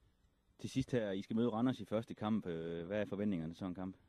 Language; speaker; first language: Danish; native; Danish